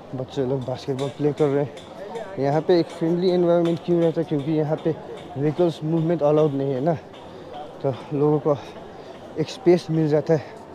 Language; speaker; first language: Hindi; non-native, local second language; Nepali